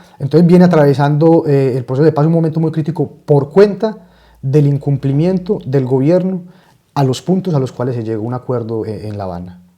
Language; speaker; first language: Spanish; native; Spanish